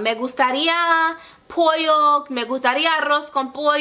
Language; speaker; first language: Spanish; non-native, learner; English